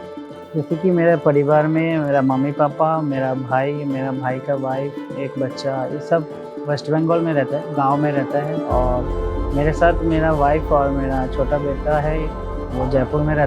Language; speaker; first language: Hindi; non-native, local second language; Bangla